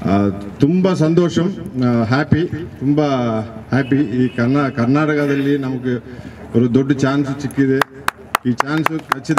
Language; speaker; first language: Kannada; non-native, learner; Tamil